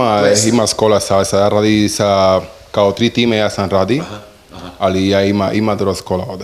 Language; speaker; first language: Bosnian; non-native, learner; Spanish